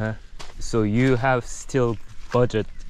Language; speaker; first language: English; non-native, learner; Korean